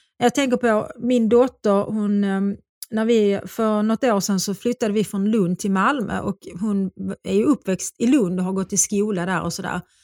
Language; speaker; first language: Swedish; native; Swedish